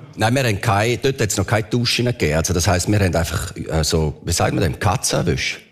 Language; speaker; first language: German; early bilingual, other home language; Italian